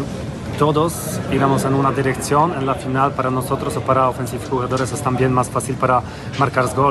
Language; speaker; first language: Spanish; non-native, fluent; Polish